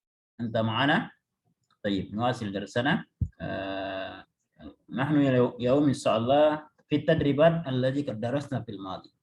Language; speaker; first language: Arabic; non-native, fluent; Indonesian